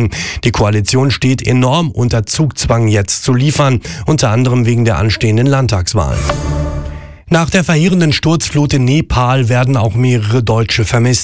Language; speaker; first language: German; native; German